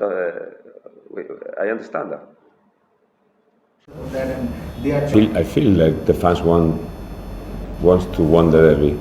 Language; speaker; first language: English; non-native, fluent; Spanish